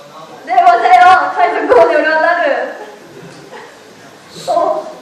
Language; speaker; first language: Korean; non-native, learner; Japanese